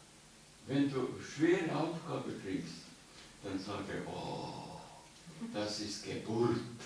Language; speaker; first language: German; non-native, learner; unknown